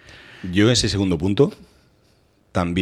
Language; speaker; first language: Spanish; native; Spanish